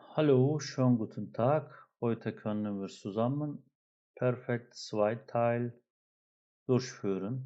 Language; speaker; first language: German; non-native, fluent; Turkish